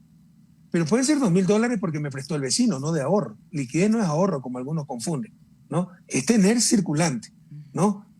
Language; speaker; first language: Spanish; native; Spanish